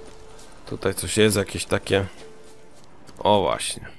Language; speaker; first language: Polish; native; Polish